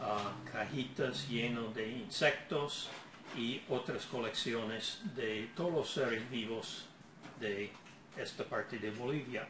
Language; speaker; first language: Spanish; non-native, fluent; English